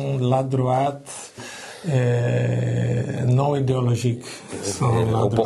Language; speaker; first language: French; non-native, learner; Portuguese